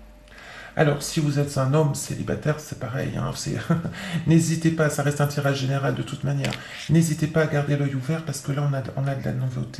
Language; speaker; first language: French; native; French